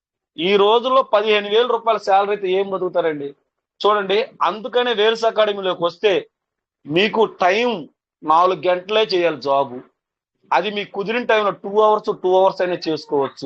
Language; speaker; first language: Telugu; native; Telugu